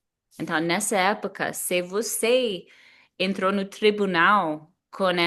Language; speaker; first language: Portuguese; non-native, fluent; English